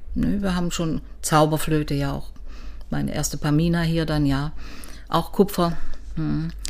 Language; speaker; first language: German; native; German